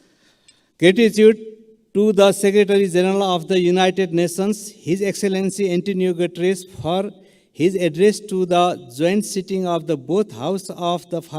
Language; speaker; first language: English; non-native, local second language; Nepali